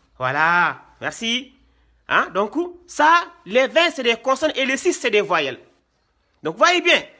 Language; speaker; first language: French; non-native, local second language; Wolof